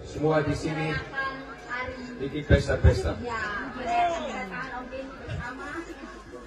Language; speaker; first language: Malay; non-native, learner; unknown